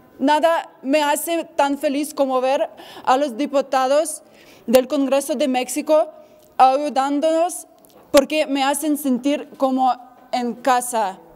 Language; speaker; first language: Spanish; non-native, fluent; Ukrainian